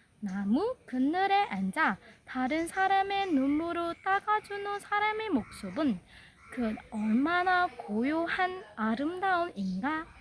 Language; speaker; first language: Korean; non-native, learner; Burmese